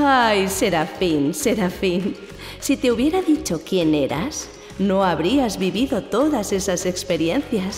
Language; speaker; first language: Spanish; native; Spanish